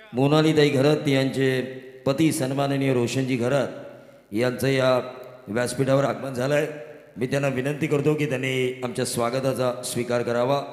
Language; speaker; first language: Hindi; non-native, local second language; Marathi